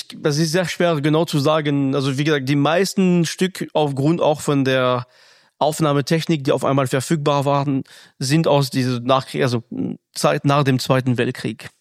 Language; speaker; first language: German; non-native, fluent; French